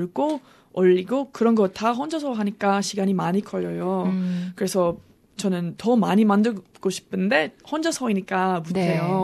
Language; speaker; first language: Korean; non-native, learner; English